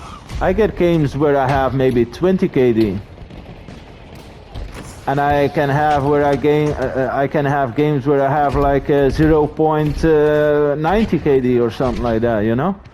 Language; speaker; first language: English; non-native, fluent; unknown